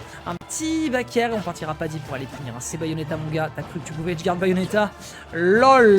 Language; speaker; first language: French; native; French